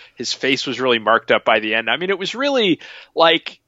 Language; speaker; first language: English; native; English